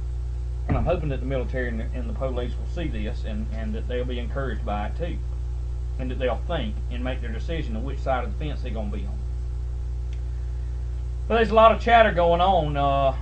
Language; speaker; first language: English; native; English